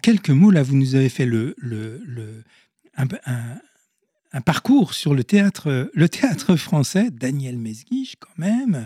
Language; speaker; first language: French; native; French